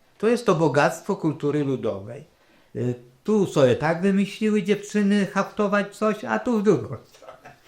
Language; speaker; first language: Polish; non-native, local second language; Rusyn